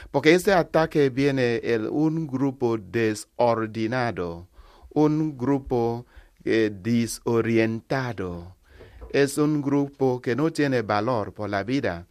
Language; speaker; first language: Spanish; non-native, learner; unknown